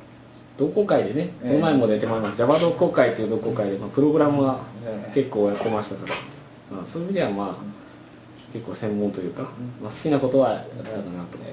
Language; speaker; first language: Japanese; native; Japanese